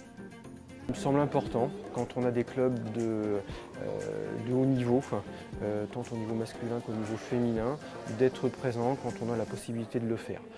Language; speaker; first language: French; native; French